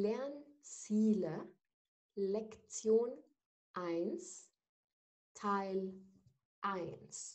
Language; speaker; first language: German; non-native, fluent; Arabic